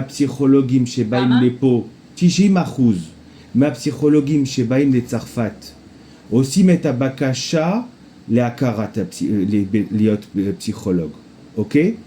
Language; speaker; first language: Hebrew; non-native, fluent; French